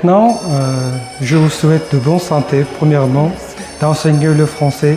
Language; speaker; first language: French; non-native, fluent; Uzbek